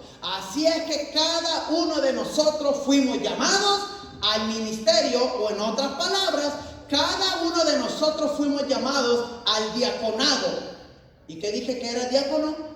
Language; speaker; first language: Spanish; native; Spanish